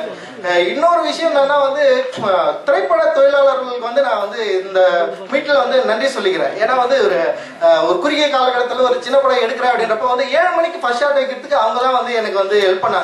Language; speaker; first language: Tamil; native; Tamil